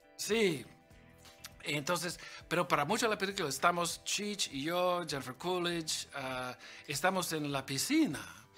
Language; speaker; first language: Spanish; early bilingual, other home language; English